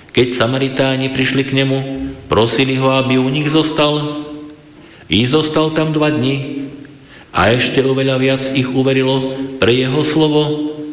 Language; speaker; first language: Slovak; native; Slovak